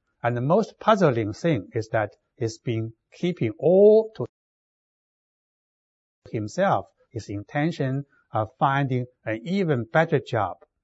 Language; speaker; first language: English; non-native, fluent; Chinese